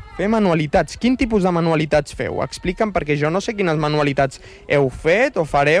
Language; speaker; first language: Catalan; native; Catalan